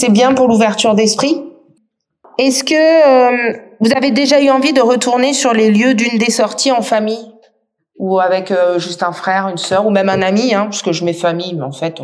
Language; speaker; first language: French; native; French